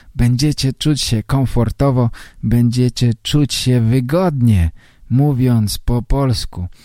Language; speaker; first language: Polish; native; Polish